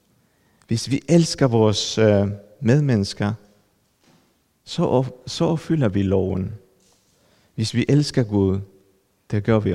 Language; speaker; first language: Danish; non-native, fluent; Spanish